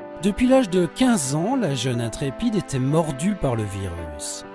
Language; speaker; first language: French; native; French